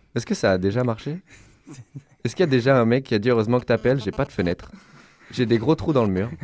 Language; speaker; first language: French; native; French